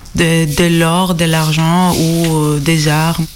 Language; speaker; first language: French; non-native, fluent; Greek